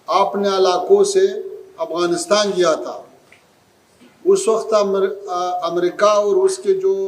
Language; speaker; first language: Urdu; non-native, fluent; Pashto